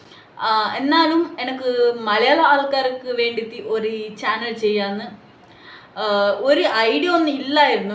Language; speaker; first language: Malayalam; non-native, local second language; Tulu